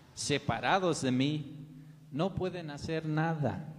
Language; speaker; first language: Spanish; non-native, fluent; English